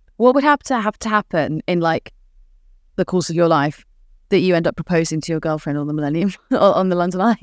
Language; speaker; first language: English; early bilingual, other home language; Italian